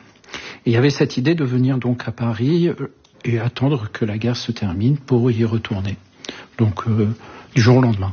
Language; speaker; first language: French; early bilingual, other home language; Arabic